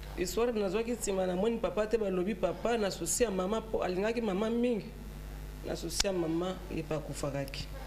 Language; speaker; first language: Lingala; non-native, local second language; Luba-Lulua